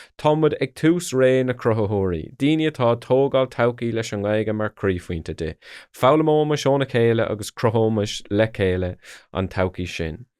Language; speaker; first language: Irish; non-native, local second language; English